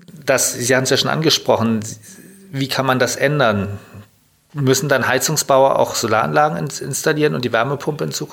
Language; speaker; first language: German; native; German